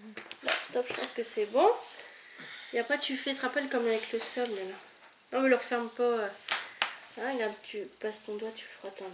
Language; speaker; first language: French; native; French